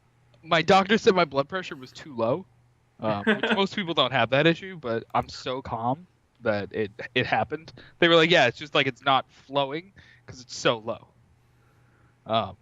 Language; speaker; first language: English; native; English